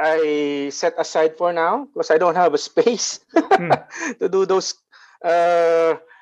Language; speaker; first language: English; non-native, local second language; Filipino